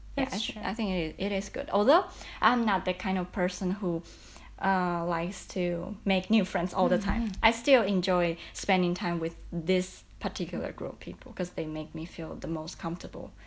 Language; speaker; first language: English; non-native, fluent; Chinese